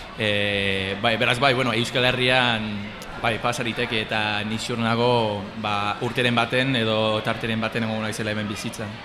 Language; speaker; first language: Basque; non-native, fluent; English